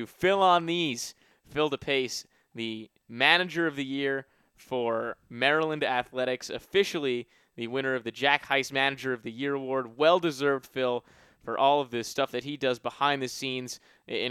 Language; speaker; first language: English; native; English